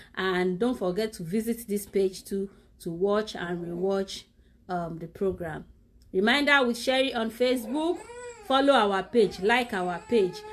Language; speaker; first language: English; non-native, local second language; Yoruba